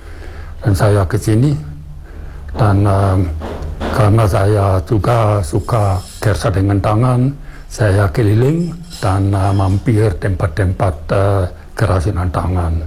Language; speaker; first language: Indonesian; non-native, fluent; German